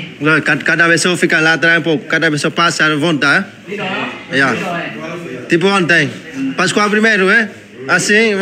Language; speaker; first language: Portuguese; non-native, learner; Vietnamese